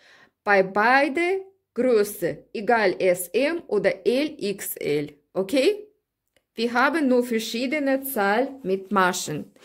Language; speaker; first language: German; non-native, learner; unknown